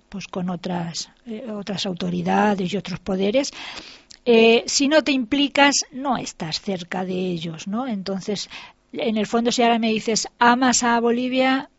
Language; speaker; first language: Spanish; native; Spanish